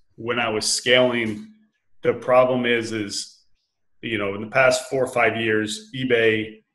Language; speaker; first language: English; native; English